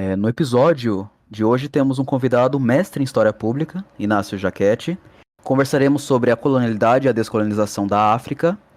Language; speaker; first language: Portuguese; native; Portuguese